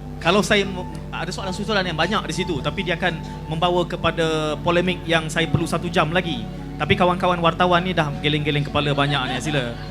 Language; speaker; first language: Malay; native; Malay